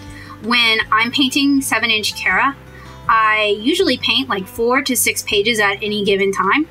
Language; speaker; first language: English; native; English